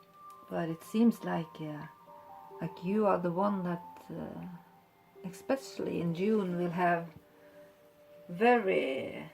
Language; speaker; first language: English; non-native, fluent; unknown